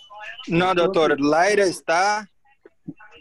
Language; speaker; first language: Spanish; non-native, learner; Portuguese